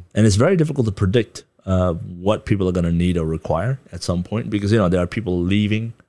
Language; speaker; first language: English; non-native, local second language; Tibetan